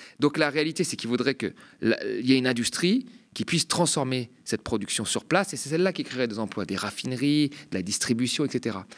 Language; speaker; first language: French; native; French